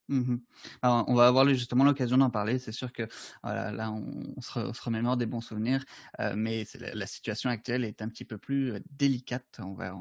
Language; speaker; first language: French; native; French